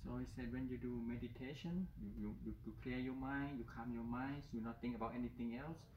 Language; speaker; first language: English; non-native, learner; Thai